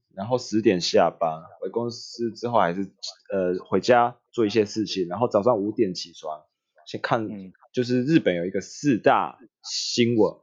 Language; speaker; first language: Chinese; non-native, fluent; Japanese